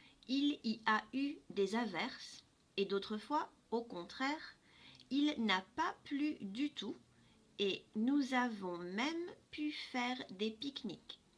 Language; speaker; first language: French; non-native, fluent; English